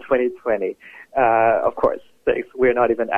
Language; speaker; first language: English; non-native, local second language; Cantonese